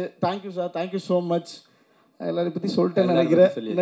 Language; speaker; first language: Tamil; native; Tamil